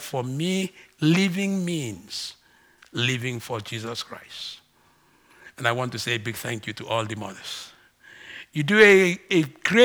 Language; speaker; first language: English; non-native, local second language; Ibibio